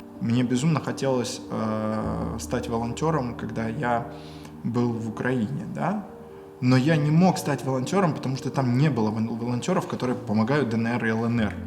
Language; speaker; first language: Russian; native; Russian